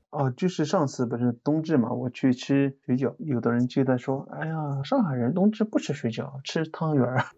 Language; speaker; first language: Chinese; native; Chinese